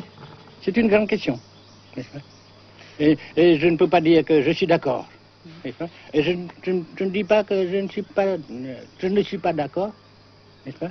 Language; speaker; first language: French; non-native, local second language; Vietnamese